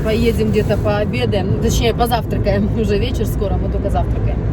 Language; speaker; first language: Russian; native; Russian